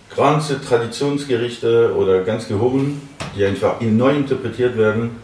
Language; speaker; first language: German; non-native, fluent; French